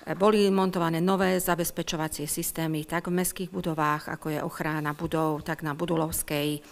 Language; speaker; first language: Slovak; native; Slovak